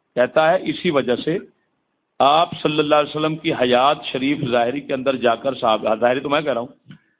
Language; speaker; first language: Urdu; non-native, local second language; Punjabi